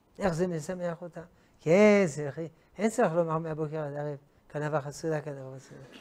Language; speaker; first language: Hebrew; non-native, fluent; French